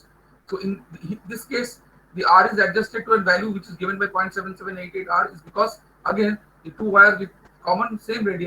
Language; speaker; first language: English; non-native, local second language; Bangla